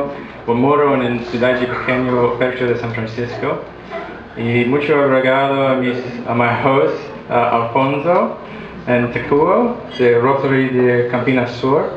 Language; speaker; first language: Portuguese; non-native, learner; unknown